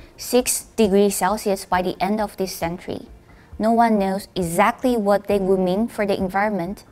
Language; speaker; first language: English; non-native, fluent; Chinese